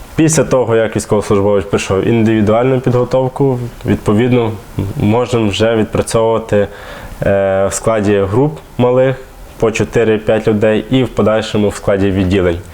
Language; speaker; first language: Ukrainian; native; Ukrainian